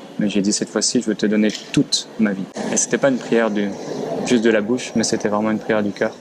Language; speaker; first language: French; native; French